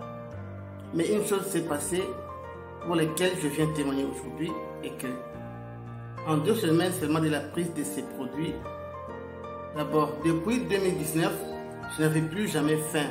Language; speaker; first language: French; non-native, local second language; Lingala